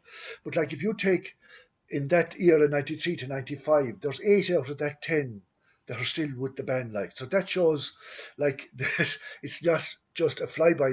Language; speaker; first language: English; native; English